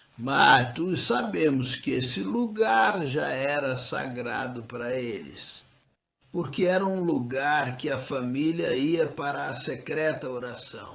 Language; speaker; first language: Portuguese; non-native, fluent; English